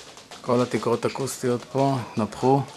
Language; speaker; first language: Hebrew; native; Hebrew